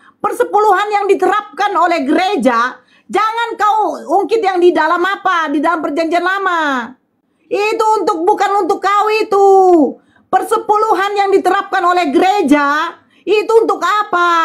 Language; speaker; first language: Indonesian; native; Indonesian